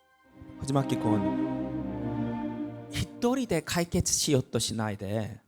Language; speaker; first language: Japanese; non-native, learner; Korean